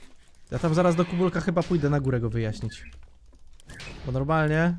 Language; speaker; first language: Polish; native; Polish